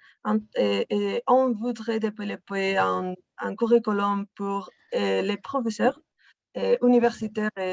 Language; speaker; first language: French; non-native, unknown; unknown